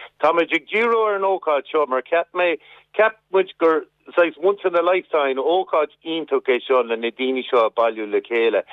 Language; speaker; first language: Irish; non-native, local second language; English